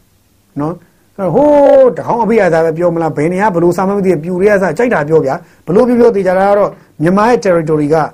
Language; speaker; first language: Burmese; native; Burmese